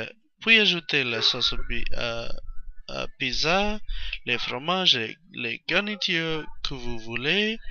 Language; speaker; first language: French; non-native, learner; English